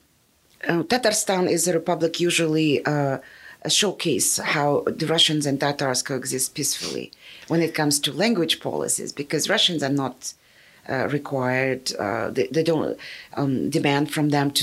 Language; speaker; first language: English; non-native, fluent; Yakut